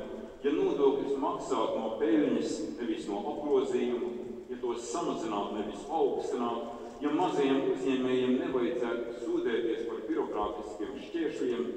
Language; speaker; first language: Latvian; native; Latvian